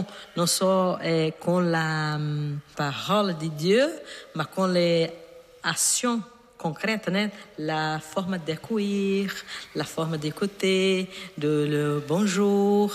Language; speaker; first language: French; non-native, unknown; Portuguese